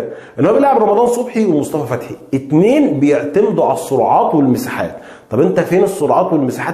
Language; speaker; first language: Arabic; native; Arabic